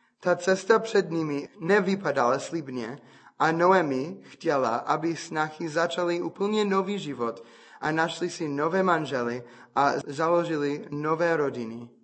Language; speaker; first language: Czech; non-native, fluent; English